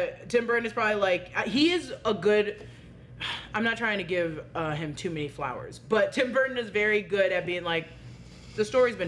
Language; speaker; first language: English; native; English